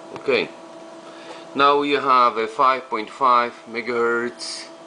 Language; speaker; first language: English; non-native, fluent; Polish